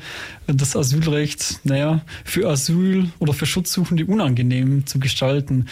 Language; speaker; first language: German; native; German